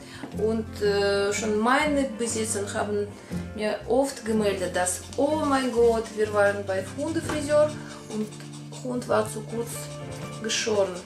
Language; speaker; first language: German; non-native, learner; Russian